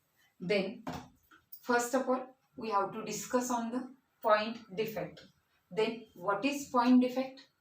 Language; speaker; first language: English; non-native, local second language; Marathi